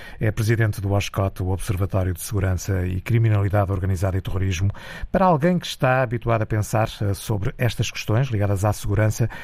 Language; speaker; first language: Portuguese; native; Portuguese